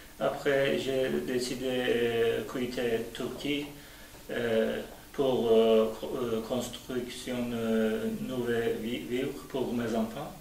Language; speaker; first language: French; non-native, learner; Turkish